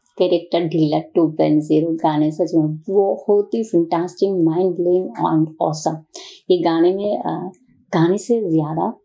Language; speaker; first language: Hindi; non-native, learner; Bangla